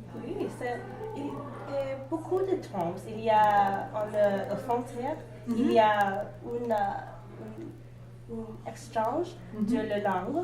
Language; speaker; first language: French; non-native, learner; English